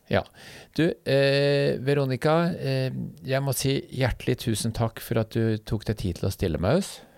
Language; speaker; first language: Norwegian; native; Norwegian